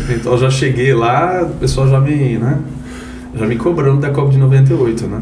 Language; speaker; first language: Portuguese; non-native, fluent; French